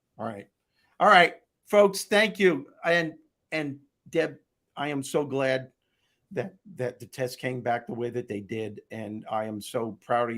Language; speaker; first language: English; native; English